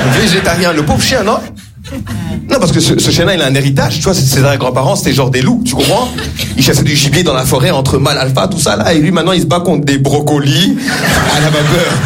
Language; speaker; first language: French; early bilingual, other home language; Kinyarwanda